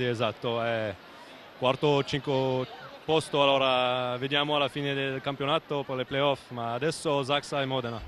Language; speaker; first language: Italian; non-native, fluent; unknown